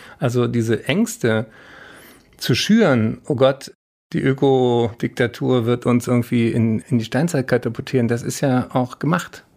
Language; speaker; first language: German; native; German